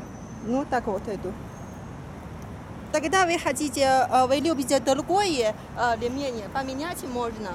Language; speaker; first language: Russian; non-native, learner; Chinese